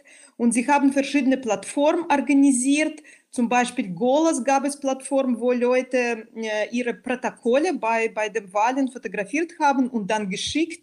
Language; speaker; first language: German; non-native, fluent; Russian